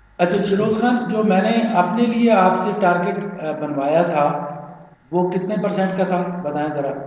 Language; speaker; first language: Urdu; non-native, local second language; Punjabi